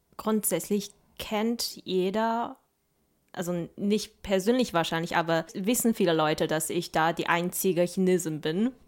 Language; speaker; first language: German; non-native, fluent; Chinese